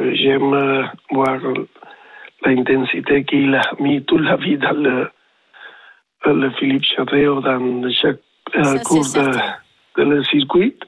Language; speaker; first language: French; non-native, learner; Spanish